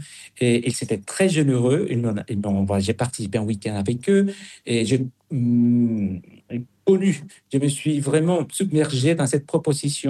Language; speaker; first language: French; non-native, fluent; Spanish